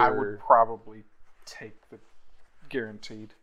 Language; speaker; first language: English; native; English